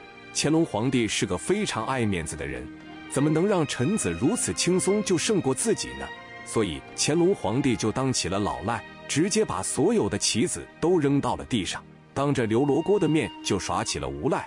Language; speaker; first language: Chinese; native; Chinese